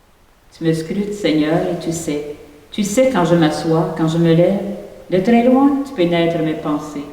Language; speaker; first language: French; native; French